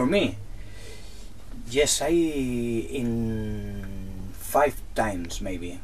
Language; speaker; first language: English; non-native, learner; Spanish